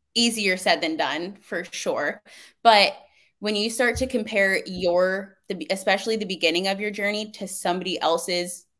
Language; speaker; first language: English; native; English